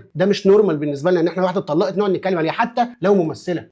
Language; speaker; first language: Arabic; native; Arabic